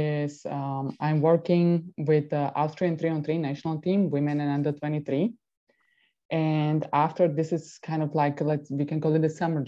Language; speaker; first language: English; non-native, fluent; Slovak